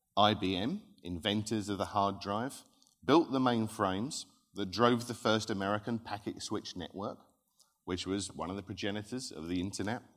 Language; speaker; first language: English; native; English